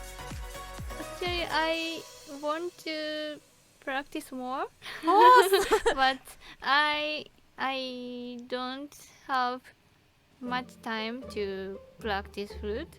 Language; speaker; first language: English; non-native, learner; Japanese